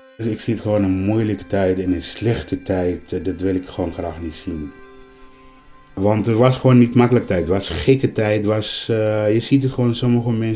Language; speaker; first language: Dutch; non-native, learner; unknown